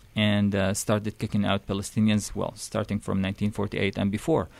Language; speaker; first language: English; non-native, fluent; Arabic